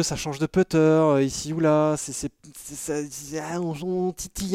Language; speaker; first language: French; native; French